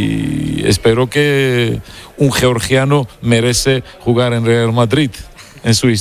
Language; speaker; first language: Spanish; non-native, learner; Georgian